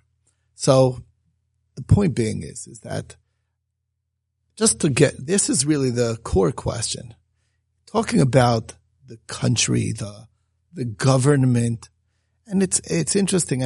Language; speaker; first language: English; native; English